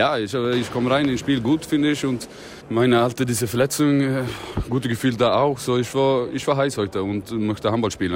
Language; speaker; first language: German; non-native, learner; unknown